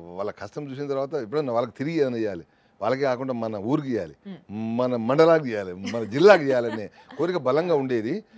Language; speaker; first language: Telugu; native; Telugu